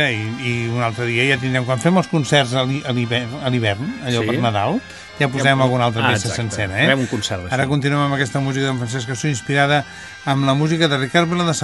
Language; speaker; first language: Catalan; native; Catalan